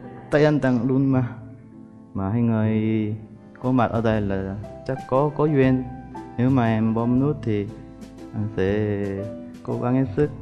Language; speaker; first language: Vietnamese; non-native, fluent; Korean